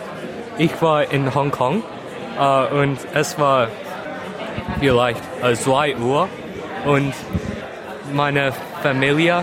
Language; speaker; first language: German; non-native, learner; Cantonese